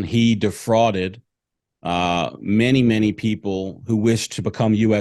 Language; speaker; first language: English; native; English